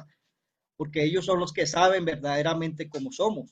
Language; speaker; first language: Spanish; native; Spanish